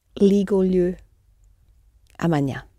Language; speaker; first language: Portuguese; non-native, learner; English